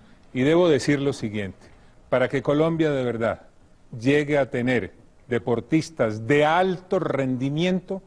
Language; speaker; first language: Spanish; native; Spanish